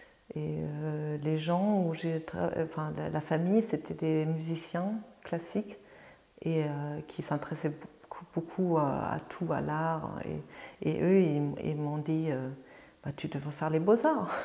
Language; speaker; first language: French; non-native, fluent; German